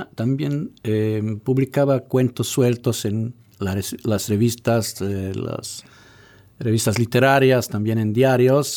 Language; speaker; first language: Spanish; non-native, fluent; Serbian